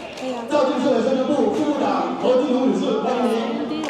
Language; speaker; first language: Chinese; native; Chinese